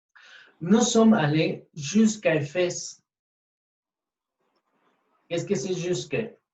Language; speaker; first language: French; non-native, fluent; Spanish